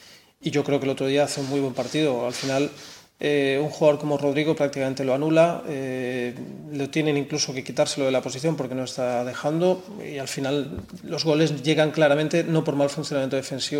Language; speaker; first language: Spanish; native; Spanish